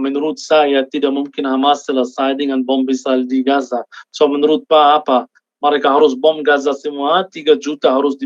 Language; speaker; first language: Indonesian; non-native, fluent; Arabic